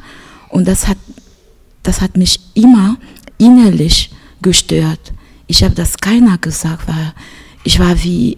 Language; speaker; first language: German; non-native, fluent; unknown